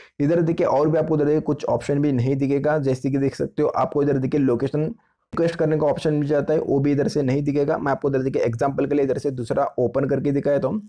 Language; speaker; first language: Hindi; non-native, local second language; Marathi